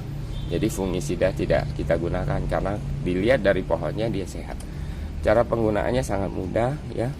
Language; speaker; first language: Indonesian; native; Indonesian